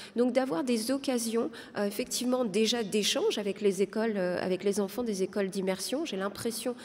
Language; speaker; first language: French; non-native, local second language; Arabic